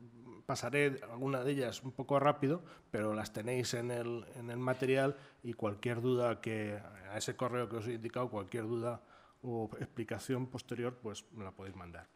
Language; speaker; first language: Spanish; native; Spanish